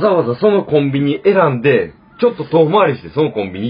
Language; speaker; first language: Japanese; native; Japanese